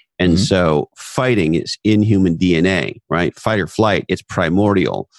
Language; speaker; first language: English; native; English